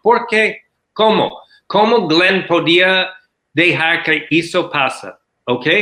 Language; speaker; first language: Spanish; non-native, learner; English